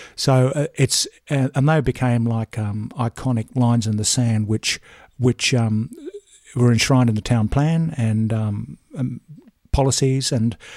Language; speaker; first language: English; native; English